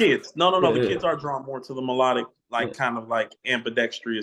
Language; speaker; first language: English; native; English